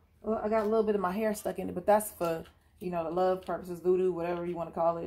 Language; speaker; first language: English; native; English